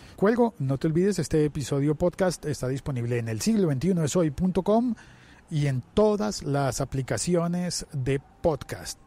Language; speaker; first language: Spanish; native; Spanish